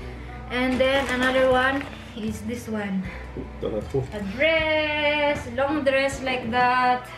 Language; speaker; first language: English; non-native, local second language; Filipino